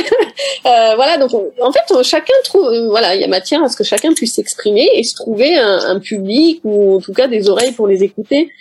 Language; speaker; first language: French; native; French